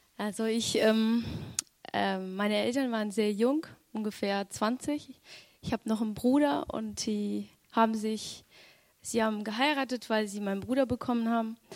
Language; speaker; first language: German; early bilingual, other home language; Romanian